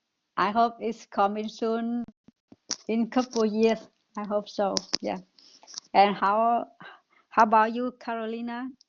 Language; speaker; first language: English; non-native, learner; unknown